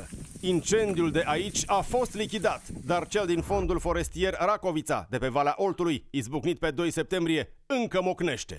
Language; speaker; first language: Romanian; native; Romanian